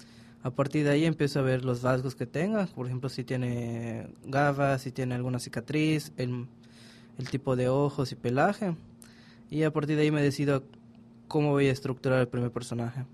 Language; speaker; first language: Spanish; native; Spanish